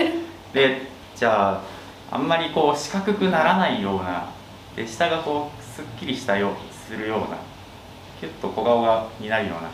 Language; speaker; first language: Japanese; native; Japanese